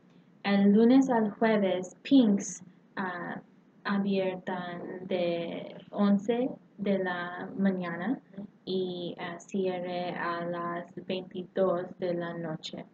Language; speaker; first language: Spanish; non-native, learner; English